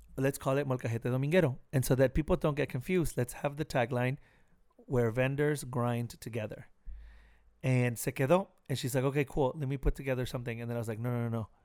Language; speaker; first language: English; early bilingual, other home language; Spanish